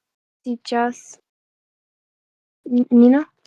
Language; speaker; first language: Russian; non-native, learner; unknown